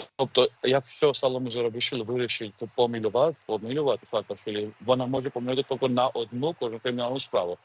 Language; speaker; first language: Ukrainian; non-native, fluent; Georgian